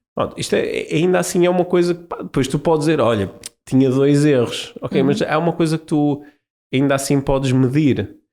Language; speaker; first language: Portuguese; native; Portuguese